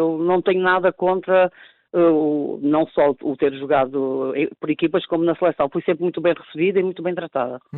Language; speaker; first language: Portuguese; native; Portuguese